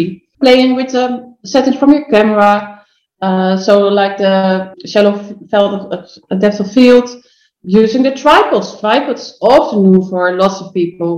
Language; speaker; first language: English; non-native, fluent; Dutch